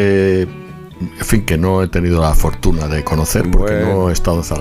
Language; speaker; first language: Spanish; native; Spanish